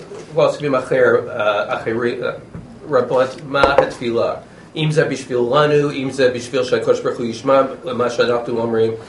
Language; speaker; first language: Hebrew; non-native, learner; English